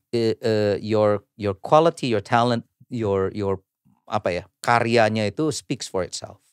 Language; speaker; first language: English; early bilingual, other home language; Indonesian